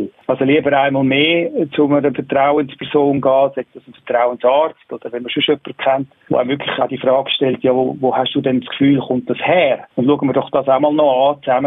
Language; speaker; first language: German; native; German